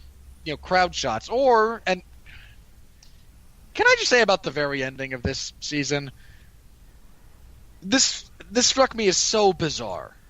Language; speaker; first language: English; native; English